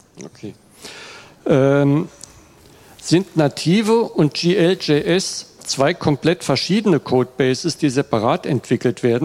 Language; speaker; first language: German; native; German